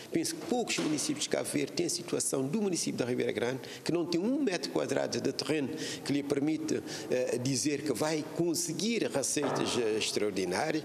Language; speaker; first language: Portuguese; non-native, local second language; Kabuverdianu